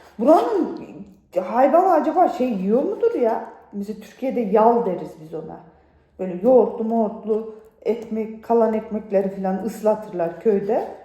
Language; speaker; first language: Turkish; native; Turkish